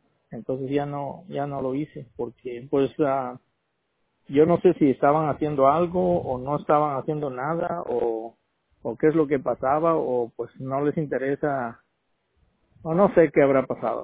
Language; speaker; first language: Spanish; native; Spanish